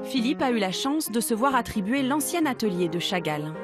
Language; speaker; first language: French; native; French